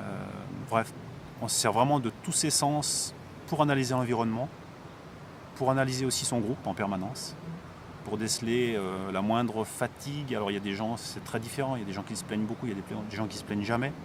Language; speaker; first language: French; native; French